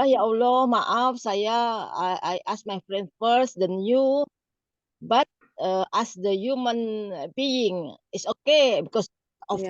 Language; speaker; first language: English; non-native, learner; Indonesian